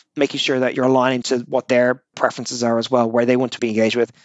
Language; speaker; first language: English; native; English